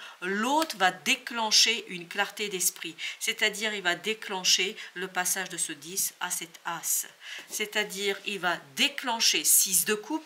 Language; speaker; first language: French; native; French